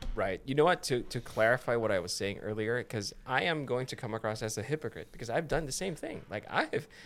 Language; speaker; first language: English; non-native, local second language; Filipino